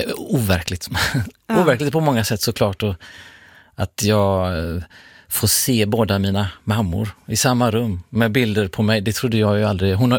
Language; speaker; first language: Swedish; native; Swedish